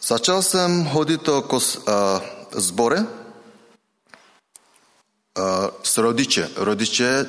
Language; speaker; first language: Czech; non-native, learner; Mongolian